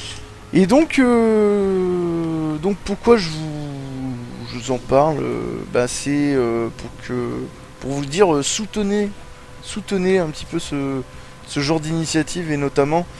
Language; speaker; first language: French; native; French